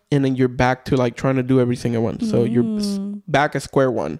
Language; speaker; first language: English; early bilingual, other home language; Spanish